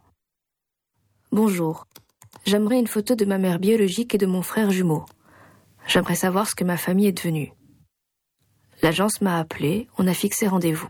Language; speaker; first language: French; native; French